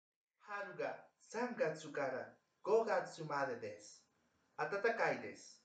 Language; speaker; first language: Japanese; non-native, learner; Spanish